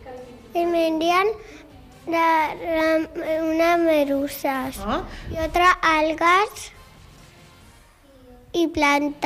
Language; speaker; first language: Catalan; non-native, local second language; Spanish